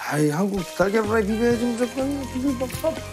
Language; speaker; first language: Korean; native; Korean